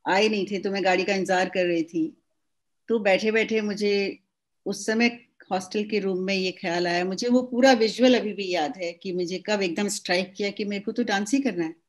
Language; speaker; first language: Hindi; native; Hindi